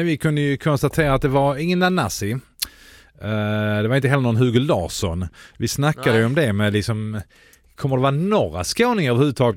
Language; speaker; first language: Swedish; native; Swedish